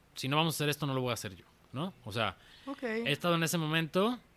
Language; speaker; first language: Spanish; native; Spanish